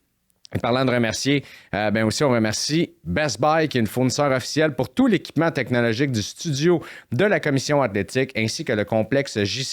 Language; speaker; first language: French; native; French